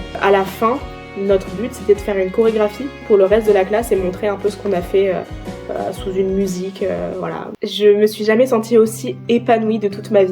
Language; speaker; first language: French; native; French